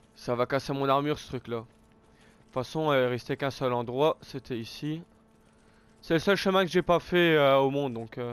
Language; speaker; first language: French; native; French